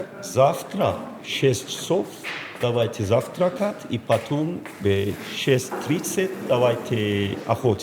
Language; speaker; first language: Russian; non-native, learner; Persian